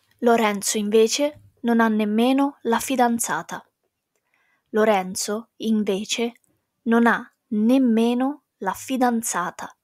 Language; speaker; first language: Italian; non-native, fluent; English